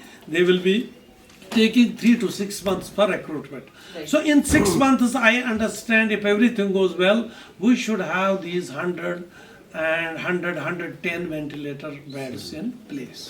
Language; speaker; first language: English; non-native, local second language; Kashmiri